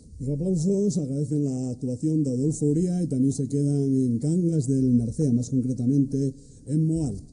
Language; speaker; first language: Spanish; native; Spanish